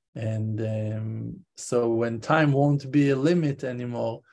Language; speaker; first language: English; non-native, fluent; Hebrew